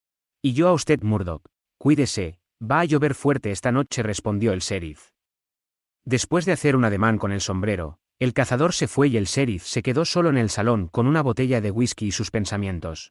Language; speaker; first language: Spanish; native; Spanish